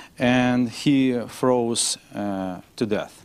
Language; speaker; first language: English; non-native, learner; Ukrainian